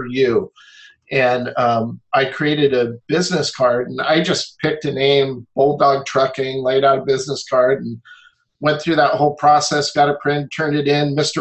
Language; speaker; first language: English; native; English